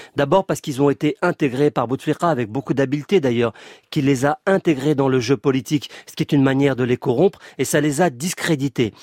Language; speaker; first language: French; native; French